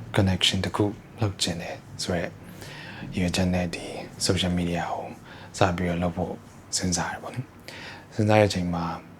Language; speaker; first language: Burmese; early bilingual, heritage; Burmese